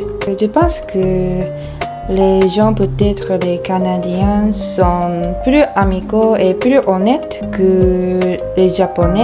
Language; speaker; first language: French; non-native, learner; Japanese